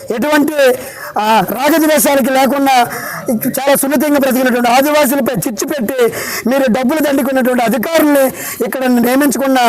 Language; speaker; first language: Telugu; native; Telugu